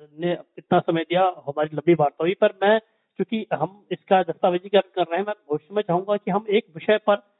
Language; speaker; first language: Hindi; native; Hindi